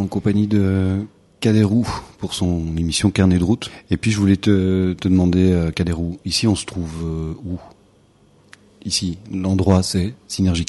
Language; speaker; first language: French; native; French